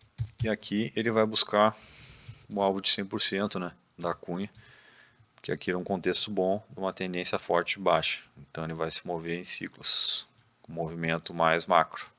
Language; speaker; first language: Portuguese; native; Portuguese